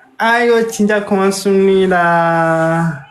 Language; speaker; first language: Korean; non-native, learner; Nepali